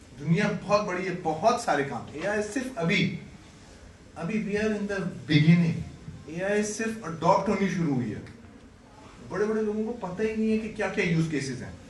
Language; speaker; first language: Urdu; native; Urdu